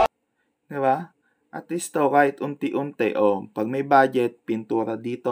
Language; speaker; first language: Filipino; native; Filipino